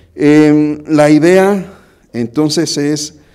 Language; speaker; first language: Spanish; native; Spanish